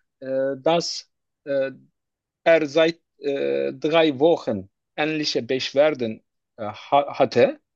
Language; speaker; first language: German; non-native, learner; Turkish